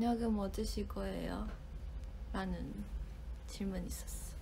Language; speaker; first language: Korean; non-native, fluent; Chinese